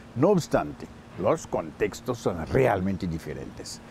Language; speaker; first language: Spanish; non-native, fluent; Haitian Creole